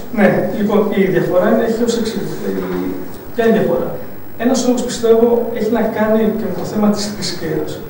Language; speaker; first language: Greek; early bilingual, other home language; Arabic